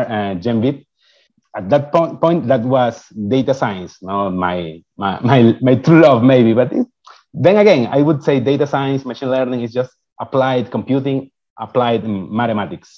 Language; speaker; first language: English; non-native, fluent; Spanish